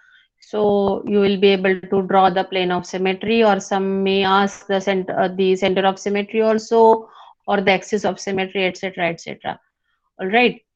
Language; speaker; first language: English; non-native, local second language; Hindi